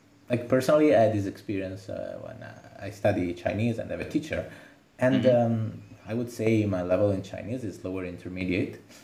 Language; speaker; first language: English; non-native, fluent; Italian